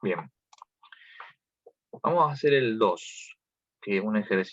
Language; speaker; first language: Spanish; native; Spanish